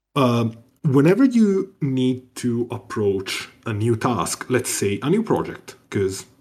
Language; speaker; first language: English; non-native, fluent; Italian